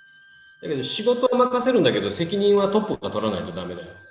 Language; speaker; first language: Japanese; native; Japanese